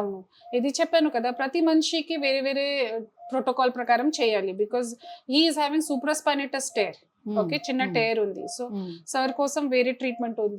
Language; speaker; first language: Telugu; non-native, learner; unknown